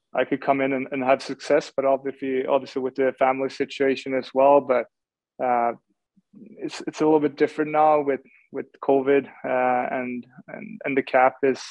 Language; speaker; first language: English; non-native, fluent; Swedish